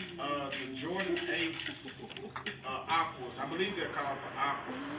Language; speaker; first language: English; native; English